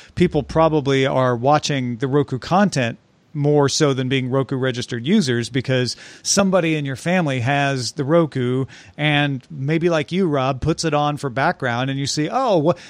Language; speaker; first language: English; native; English